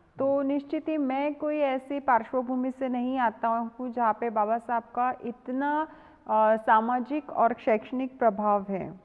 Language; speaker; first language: Hindi; non-native, local second language; Marathi